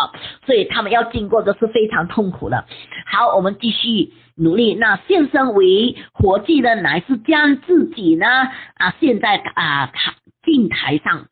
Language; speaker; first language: Chinese; native; Chinese